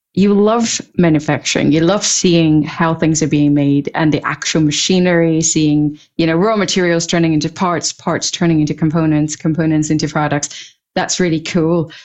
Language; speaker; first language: English; non-native, local second language; Cantonese